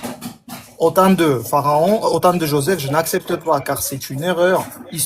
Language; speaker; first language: French; native; French